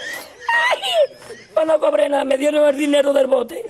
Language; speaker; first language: Spanish; native; Spanish